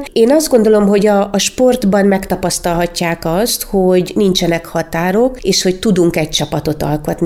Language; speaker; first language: Hungarian; native; Hungarian